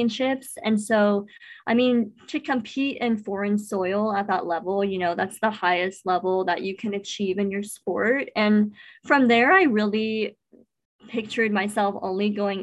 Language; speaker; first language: English; native; English